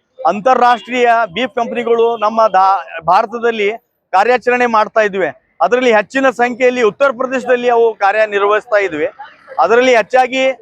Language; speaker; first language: Kannada; non-native, local second language; Urdu